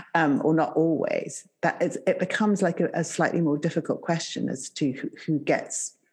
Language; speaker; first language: English; native; English